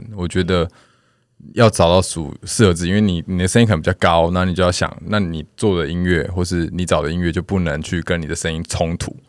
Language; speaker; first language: Chinese; non-native, local second language; Min Nan Chinese